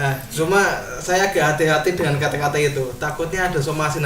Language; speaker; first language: Indonesian; native; Indonesian